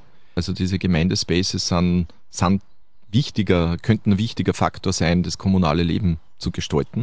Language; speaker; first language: German; native; German